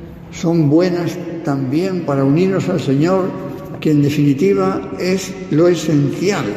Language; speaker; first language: Spanish; native; Spanish